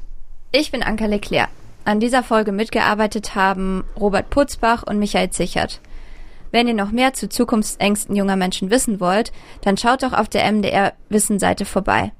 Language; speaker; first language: German; native; German